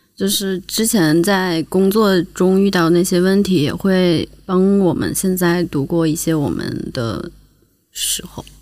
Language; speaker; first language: Chinese; native; Chinese